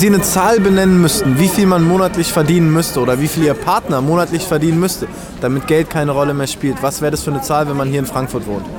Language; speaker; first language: German; native; German